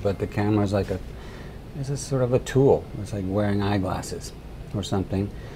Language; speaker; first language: English; early bilingual, other home language; Spanish